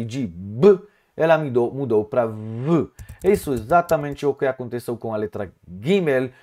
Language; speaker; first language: Portuguese; non-native, fluent; Hebrew